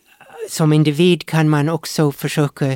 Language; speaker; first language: Swedish; non-native, fluent; English